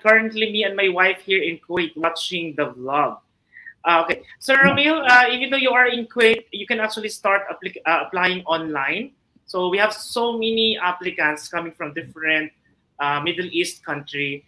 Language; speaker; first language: English; non-native, local second language; Filipino